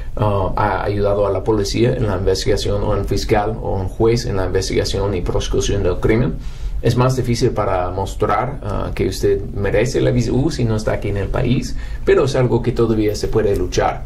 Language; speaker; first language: Spanish; non-native, fluent; English